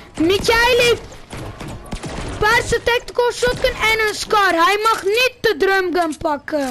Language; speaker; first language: Dutch; early bilingual, other home language; Turkish